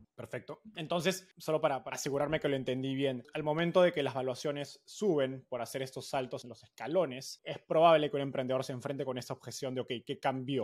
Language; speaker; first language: Spanish; native; Spanish